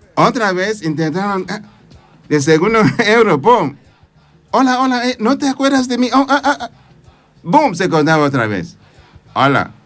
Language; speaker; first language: Spanish; non-native, fluent; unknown